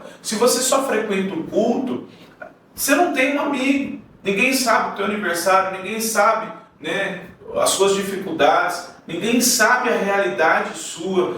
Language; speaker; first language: Portuguese; native; Portuguese